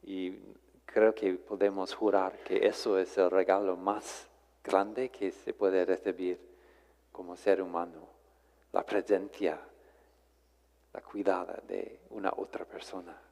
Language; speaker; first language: Spanish; non-native, fluent; English